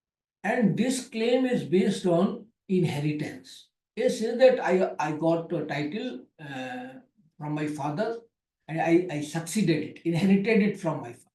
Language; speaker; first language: English; non-native, local second language; Hindi